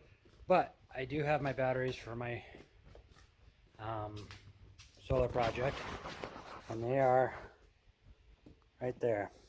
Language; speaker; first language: English; native; English